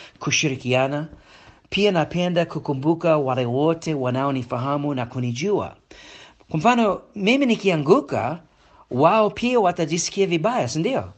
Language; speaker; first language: Swahili; non-native, fluent; English